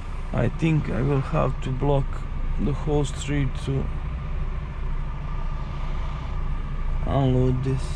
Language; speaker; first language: English; non-native, learner; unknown